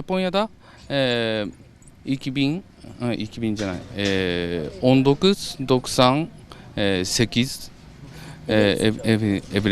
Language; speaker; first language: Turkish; non-native, learner; Japanese